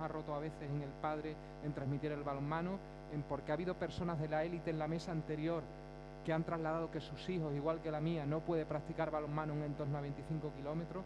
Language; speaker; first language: Spanish; native; Spanish